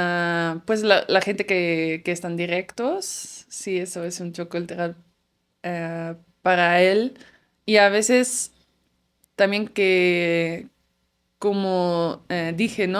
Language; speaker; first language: Spanish; non-native, fluent; Dutch